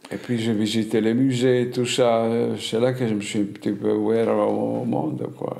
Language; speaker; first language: French; non-native, fluent; Italian